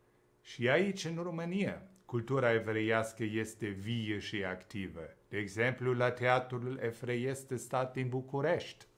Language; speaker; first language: Romanian; non-native, fluent; German